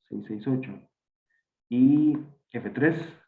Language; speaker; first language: Spanish; native; Spanish